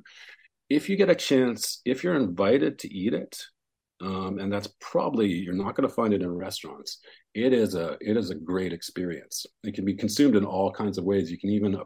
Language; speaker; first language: English; native; English